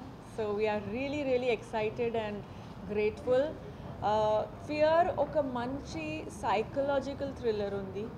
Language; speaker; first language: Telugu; non-native, fluent; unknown